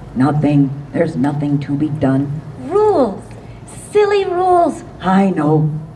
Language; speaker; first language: English; native; English